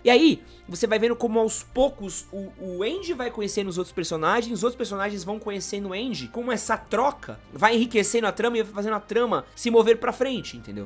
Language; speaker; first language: Portuguese; native; Portuguese